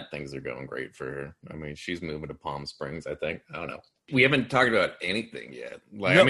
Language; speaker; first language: English; native; English